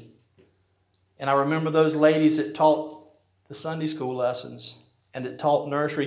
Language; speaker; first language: English; native; English